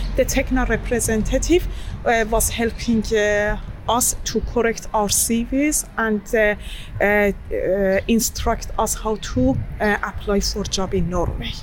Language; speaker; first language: English; non-native, learner; Persian